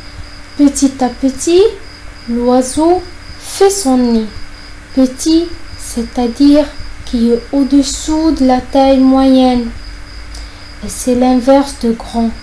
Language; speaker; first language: French; non-native, fluent; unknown